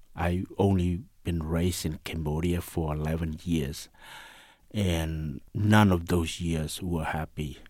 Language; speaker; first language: English; non-native, learner; Khmer